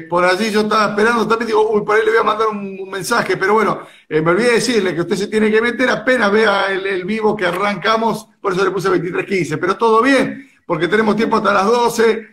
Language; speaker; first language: Spanish; native; Spanish